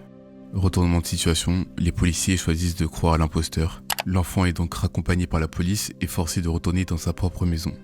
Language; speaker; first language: French; native; French